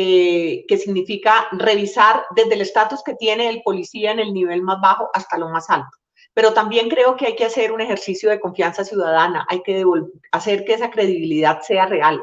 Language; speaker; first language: Spanish; native; Spanish